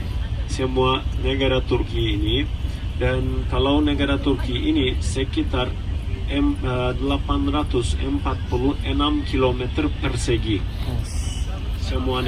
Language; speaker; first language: Indonesian; non-native, fluent; Turkish